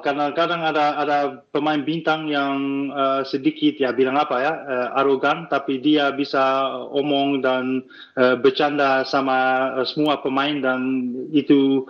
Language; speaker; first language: Indonesian; early bilingual, heritage; Dutch